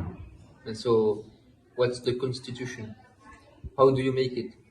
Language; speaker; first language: English; non-native, learner; Dutch